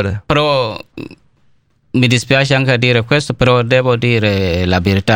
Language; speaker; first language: Italian; non-native, learner; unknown